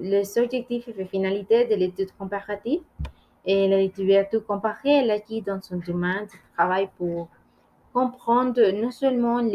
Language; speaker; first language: French; non-native, learner; Spanish